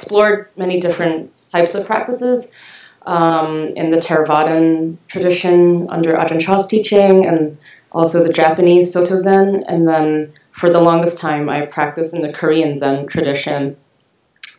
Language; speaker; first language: English; non-native, local second language; Cantonese